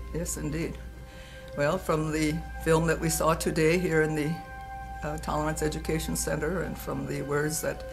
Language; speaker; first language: English; native; English